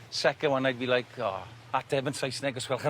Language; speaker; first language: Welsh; non-native, learner; English